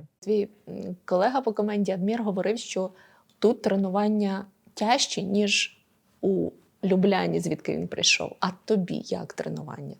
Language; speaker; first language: Ukrainian; native; Ukrainian